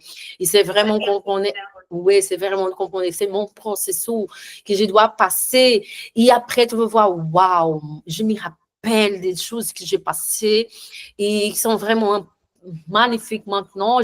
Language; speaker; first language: French; non-native, learner; Portuguese